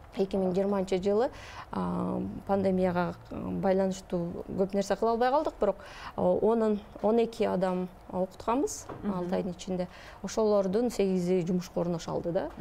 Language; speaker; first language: Kyrgyz; native; Kyrgyz